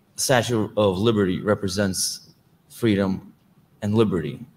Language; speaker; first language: English; non-native, fluent; Russian